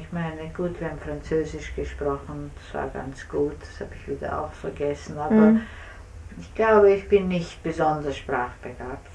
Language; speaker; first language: German; native; German